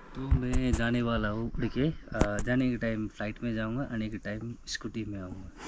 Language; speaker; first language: Hindi; non-native, local second language; Nepali